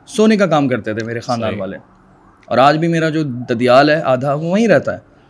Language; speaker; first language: Urdu; native; Urdu